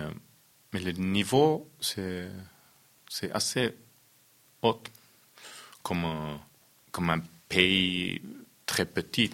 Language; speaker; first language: French; non-native, fluent; Finnish